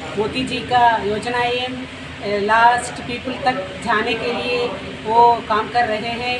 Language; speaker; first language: Hindi; non-native, local second language; Tamil